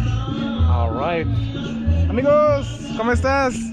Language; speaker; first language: Spanish; non-native, learner; French